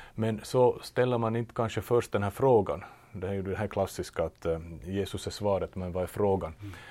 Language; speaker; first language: Swedish; native; Swedish